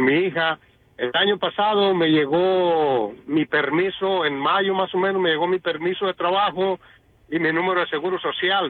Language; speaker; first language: Spanish; native; Spanish